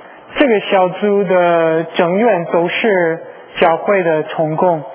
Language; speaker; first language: Chinese; non-native, learner; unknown